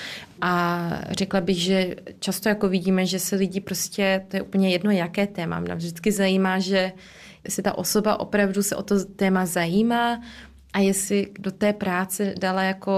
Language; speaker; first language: Czech; early bilingual, heritage; Czech